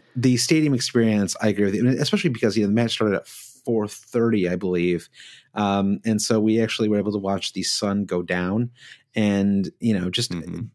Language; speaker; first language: English; native; English